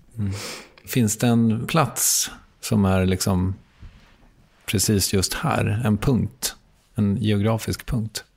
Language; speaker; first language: Swedish; native; Swedish